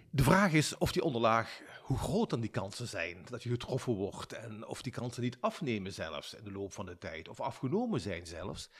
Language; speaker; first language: Dutch; native; Dutch